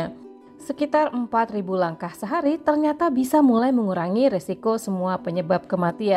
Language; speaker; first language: Indonesian; native; Indonesian